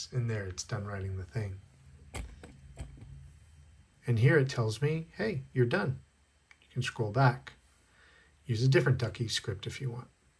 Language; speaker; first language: English; native; English